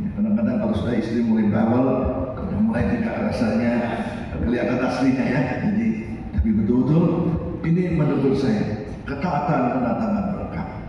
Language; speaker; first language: Indonesian; native; Indonesian